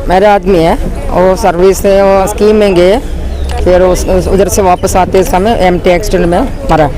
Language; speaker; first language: Hindi; non-native, local second language; Malayalam